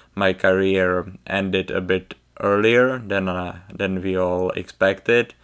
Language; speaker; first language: English; non-native, fluent; Czech